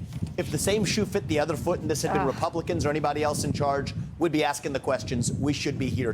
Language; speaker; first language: English; native; English